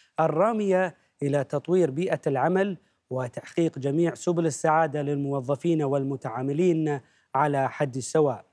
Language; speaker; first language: Arabic; native; Arabic